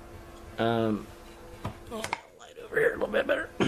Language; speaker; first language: English; native; English